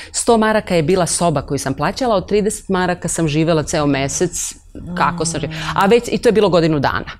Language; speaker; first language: Serbian; non-native, local second language; Romanian